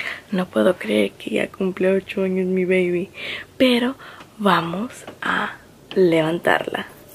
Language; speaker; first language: Spanish; early bilingual, heritage; Spanish